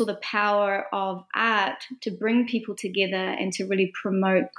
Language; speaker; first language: English; native; English